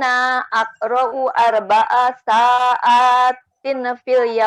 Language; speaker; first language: Arabic; non-native, learner; Indonesian